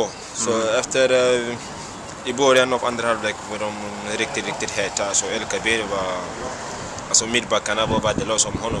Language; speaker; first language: Swedish; non-native, fluent; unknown